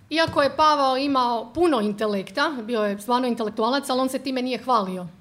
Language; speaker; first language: Croatian; native; Croatian